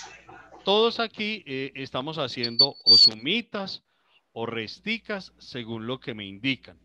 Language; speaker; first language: Spanish; native; Spanish